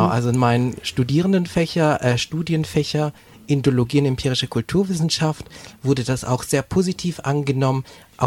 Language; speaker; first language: German; native; German